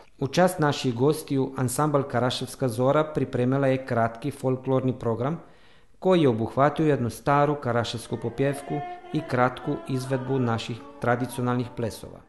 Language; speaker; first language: Bosnian; early bilingual, heritage; Croatian